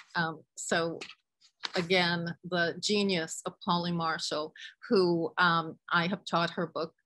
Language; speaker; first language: English; native; English